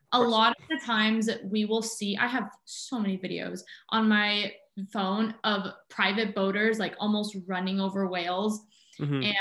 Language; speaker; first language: English; native; English